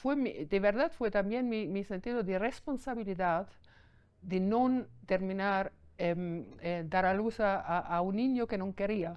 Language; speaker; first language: Spanish; non-native, fluent; German